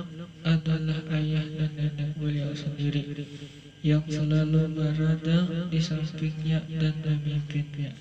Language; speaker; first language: Indonesian; native; Indonesian